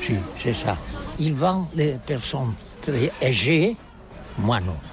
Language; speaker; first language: French; non-native, learner; Catalan